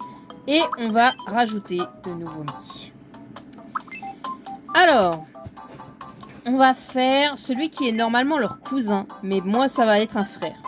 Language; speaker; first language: French; native; French